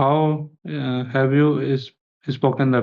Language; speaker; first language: English; non-native, learner; Hindi